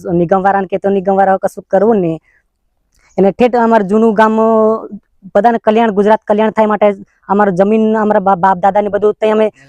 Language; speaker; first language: Gujarati; non-native, local second language; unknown